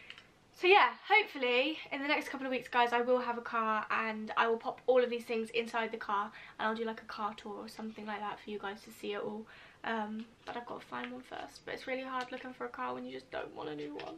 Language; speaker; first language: English; native; English